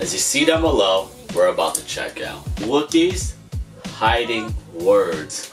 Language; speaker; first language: English; native; English